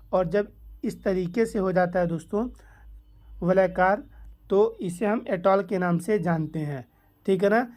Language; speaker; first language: Hindi; native; Hindi